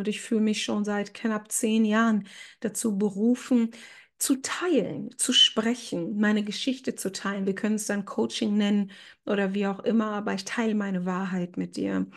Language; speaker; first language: German; native; German